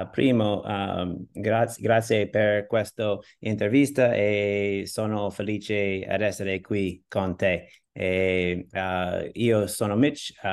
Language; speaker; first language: Italian; non-native, learner; English